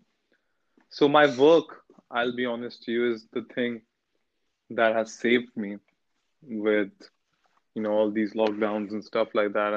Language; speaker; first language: English; non-native, local second language; Hindi